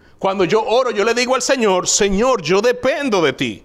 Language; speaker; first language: Spanish; native; Spanish